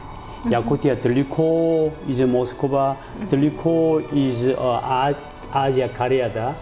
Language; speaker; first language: Russian; non-native, learner; Korean